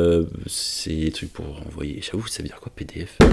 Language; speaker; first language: French; native; French